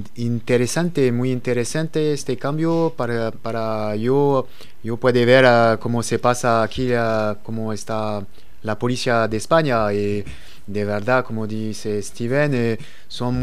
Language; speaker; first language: Spanish; non-native, learner; French